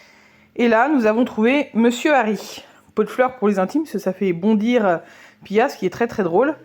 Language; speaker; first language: French; native; French